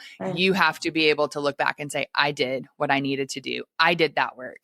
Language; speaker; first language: English; native; English